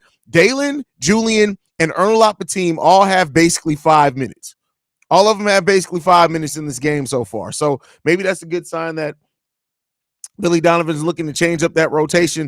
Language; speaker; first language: English; native; English